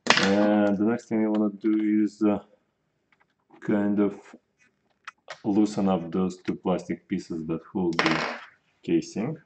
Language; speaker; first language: English; non-native, fluent; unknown